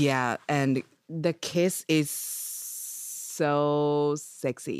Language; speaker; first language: English; non-native, learner; Japanese